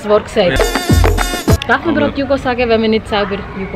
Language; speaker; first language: German; early bilingual, other home language; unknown